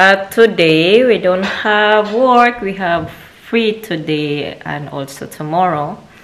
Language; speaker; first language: English; non-native, local second language; Filipino